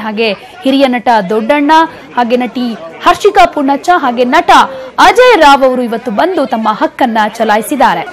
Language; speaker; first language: Kannada; native; Kannada